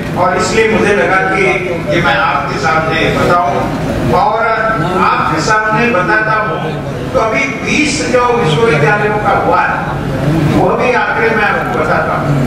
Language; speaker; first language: Hindi; non-native, local second language; Marathi